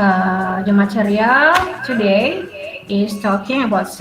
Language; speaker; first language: English; non-native, learner; Indonesian